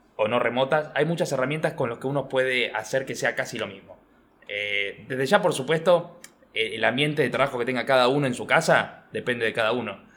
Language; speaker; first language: Spanish; native; Spanish